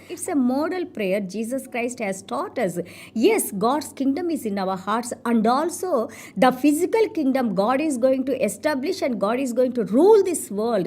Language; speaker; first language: English; non-native, local second language; Telugu